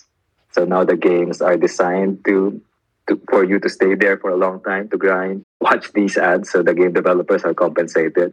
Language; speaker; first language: English; non-native, local second language; Filipino